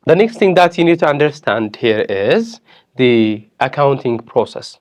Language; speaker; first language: English; non-native, local second language; Amharic